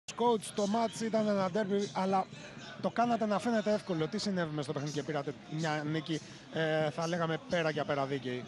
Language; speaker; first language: Greek; native; Greek